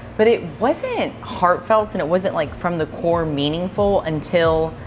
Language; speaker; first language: English; native; English